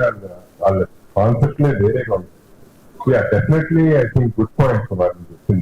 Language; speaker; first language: Telugu; native; Telugu